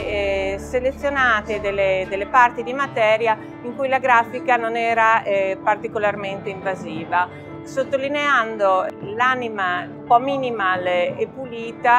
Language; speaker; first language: Italian; native; Italian